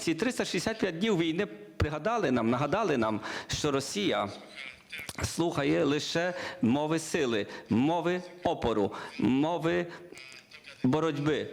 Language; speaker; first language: Ukrainian; non-native, learner; Polish